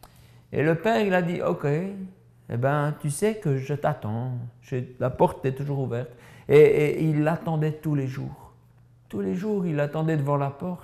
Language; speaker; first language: French; native; French